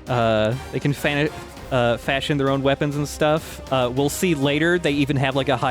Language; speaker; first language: English; native; English